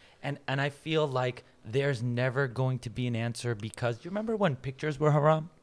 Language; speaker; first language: English; native; English